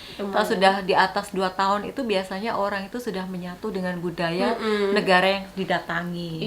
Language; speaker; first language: Indonesian; non-native, local second language; Javanese